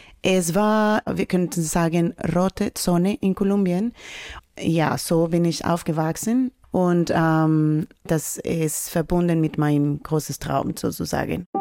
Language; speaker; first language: German; non-native, fluent; Spanish